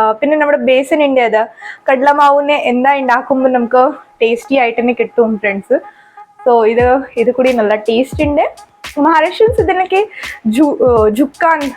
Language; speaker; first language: Malayalam; non-native, fluent; Hindi